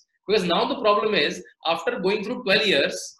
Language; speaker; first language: English; non-native, local second language; Hindi